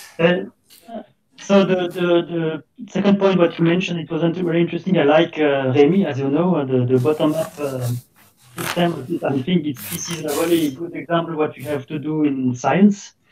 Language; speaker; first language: English; non-native, fluent; French